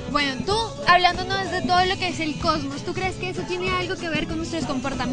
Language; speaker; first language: Spanish; native; Spanish